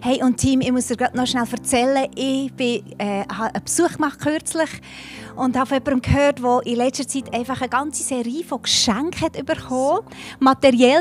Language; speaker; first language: German; native; German